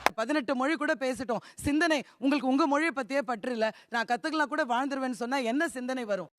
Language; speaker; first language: Tamil; non-native, local second language; Hindi